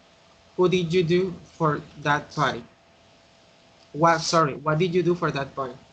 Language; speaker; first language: English; non-native, fluent; Spanish